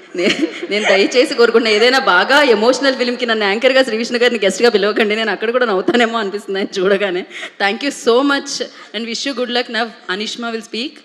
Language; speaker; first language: Telugu; native; Telugu